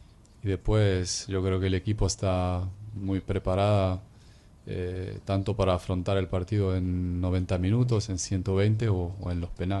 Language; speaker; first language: Spanish; non-native, fluent; Arabic